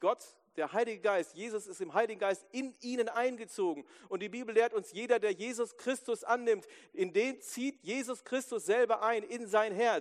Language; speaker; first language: German; native; German